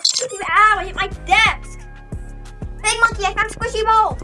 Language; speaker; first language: English; native; English